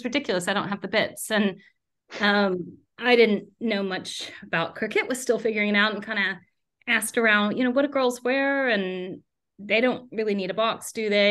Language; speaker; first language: English; native; English